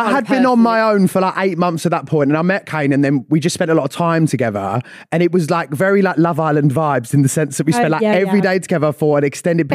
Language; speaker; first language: English; native; English